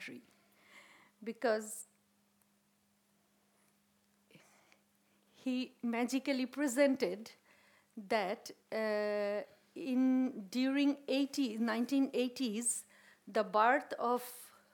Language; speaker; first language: English; non-native, local second language; Bangla